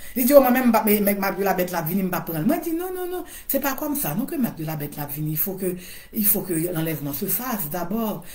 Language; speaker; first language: French; non-native, local second language; Haitian Creole